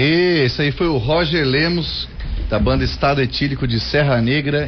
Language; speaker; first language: Portuguese; native; Portuguese